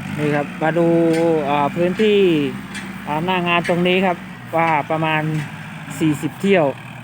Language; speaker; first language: Thai; native; Thai